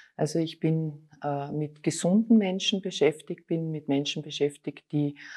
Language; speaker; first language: German; native; German